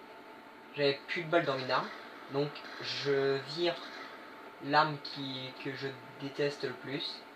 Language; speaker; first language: French; native; French